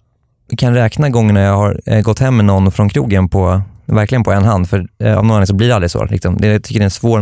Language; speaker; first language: Swedish; native; Swedish